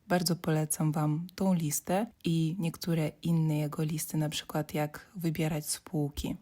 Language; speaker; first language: Polish; non-native, fluent; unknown